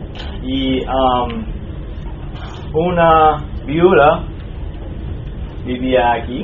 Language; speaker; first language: Spanish; non-native, fluent; English